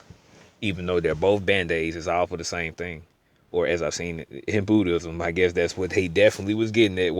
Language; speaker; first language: English; native; English